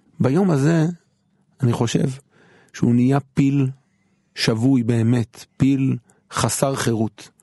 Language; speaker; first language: Hebrew; native; Hebrew